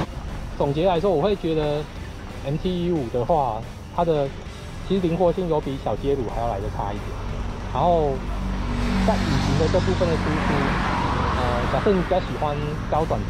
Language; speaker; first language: Chinese; native; Chinese